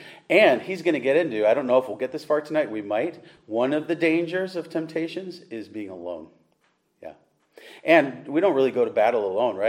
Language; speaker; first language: English; native; English